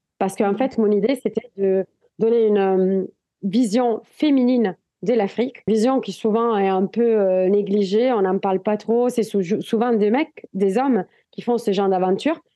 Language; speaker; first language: French; non-native, fluent; Italian